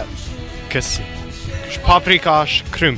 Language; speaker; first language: Hungarian; non-native, learner; English